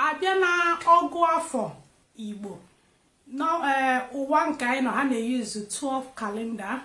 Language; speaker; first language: Igbo; native; Igbo